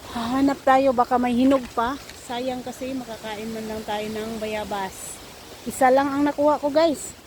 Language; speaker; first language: Filipino; non-native, local second language; Cebuano